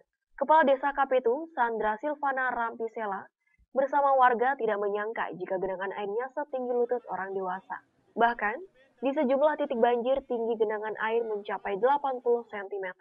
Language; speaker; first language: Indonesian; native; Indonesian